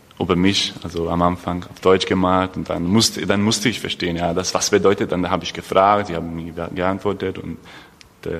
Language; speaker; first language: German; non-native, learner; Bosnian